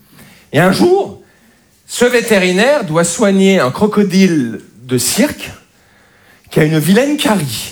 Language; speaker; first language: French; native; French